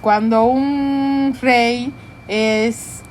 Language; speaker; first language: Spanish; early bilingual, heritage; Spanish